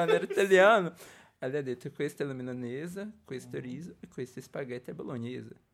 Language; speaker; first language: Italian; non-native, learner; Portuguese